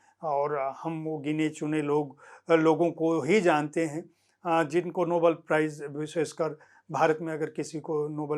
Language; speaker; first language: Hindi; native; Hindi